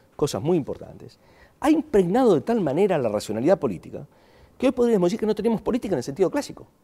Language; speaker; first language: Spanish; native; Spanish